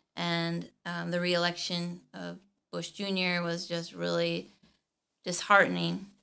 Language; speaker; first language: English; native; English